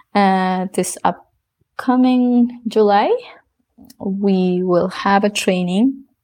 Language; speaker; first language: English; non-native, fluent; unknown